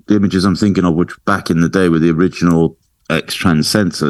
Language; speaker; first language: English; native; English